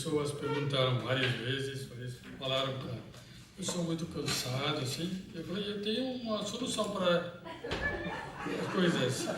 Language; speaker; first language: Portuguese; non-native, fluent; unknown